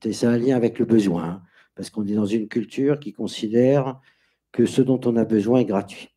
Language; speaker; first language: French; native; French